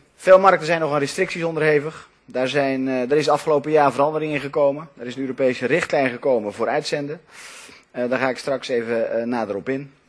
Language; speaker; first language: Dutch; native; Dutch